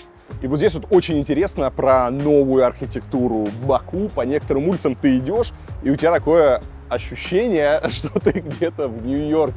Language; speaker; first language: Russian; native; Russian